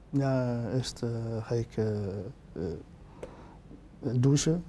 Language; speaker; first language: Dutch; non-native, learner; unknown